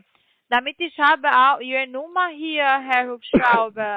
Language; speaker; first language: German; non-native, learner; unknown